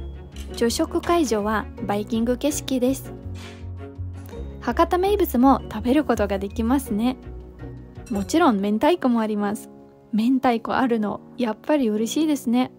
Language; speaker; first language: Japanese; non-native, fluent; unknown